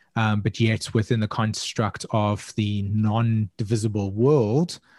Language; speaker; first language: English; native; English